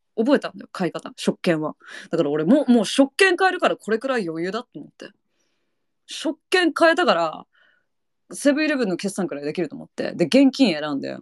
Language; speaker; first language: Japanese; non-native, fluent; English